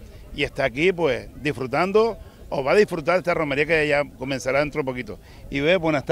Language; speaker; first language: Spanish; native; Spanish